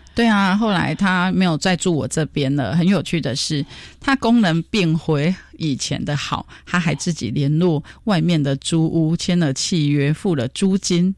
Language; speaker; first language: Chinese; native; Chinese